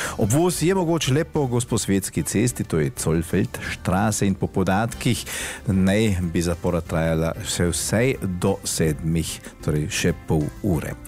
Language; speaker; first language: Slovenian; native; Slovenian